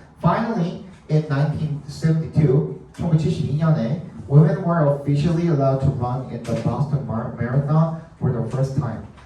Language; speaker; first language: English; non-native, fluent; Korean